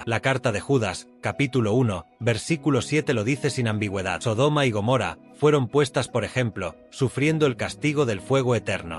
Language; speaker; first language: Spanish; native; Spanish